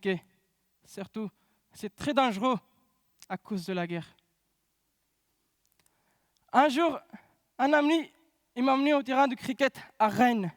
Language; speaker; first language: French; non-native, learner; Pashto